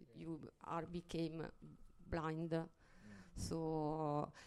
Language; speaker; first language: English; non-native, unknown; Italian